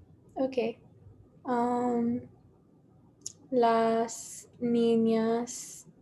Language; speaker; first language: Spanish; non-native, learner; English